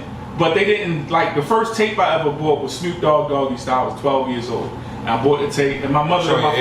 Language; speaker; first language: English; native; English